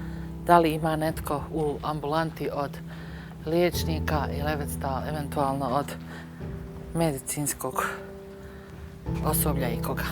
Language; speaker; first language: Bosnian; native; Bosnian